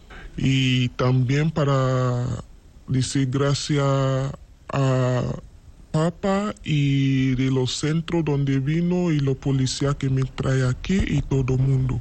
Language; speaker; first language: Spanish; non-native, learner; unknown